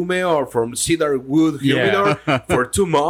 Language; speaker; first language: English; non-native, learner; Spanish